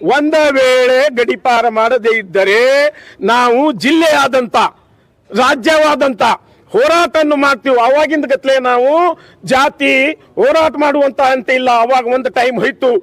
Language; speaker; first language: Kannada; non-native, local second language; Lambadi